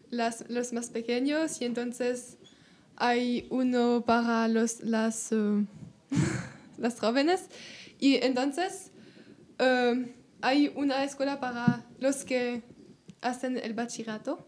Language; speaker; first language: Spanish; non-native, learner; French